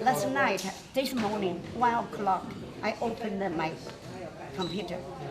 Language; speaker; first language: English; non-native, learner; Chinese